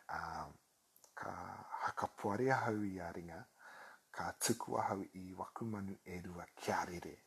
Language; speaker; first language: Māori; non-native, local second language; English